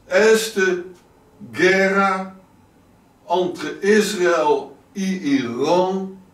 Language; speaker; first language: Portuguese; non-native, learner; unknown